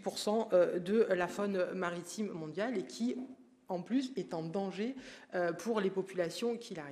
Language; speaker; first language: French; native; French